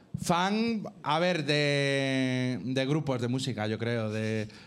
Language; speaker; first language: Spanish; native; Spanish